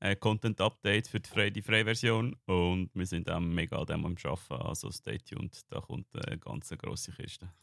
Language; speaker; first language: German; native; German